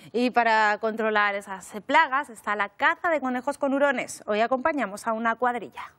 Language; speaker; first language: Spanish; native; Spanish